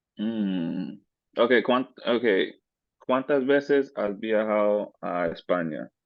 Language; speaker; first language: Spanish; native; Spanish